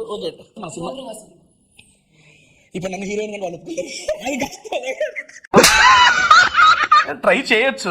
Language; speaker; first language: Telugu; native; Telugu